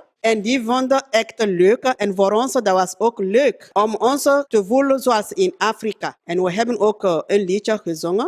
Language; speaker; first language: Dutch; non-native, fluent; French